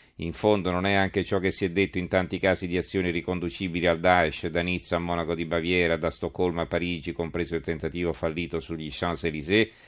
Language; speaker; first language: Italian; native; Italian